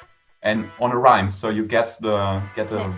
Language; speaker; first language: English; non-native, fluent; German